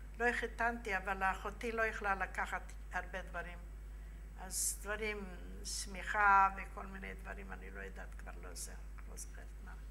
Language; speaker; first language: Hebrew; non-native, fluent; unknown